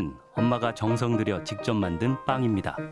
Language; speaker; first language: Korean; native; Korean